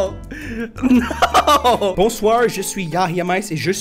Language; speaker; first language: French; non-native, learner; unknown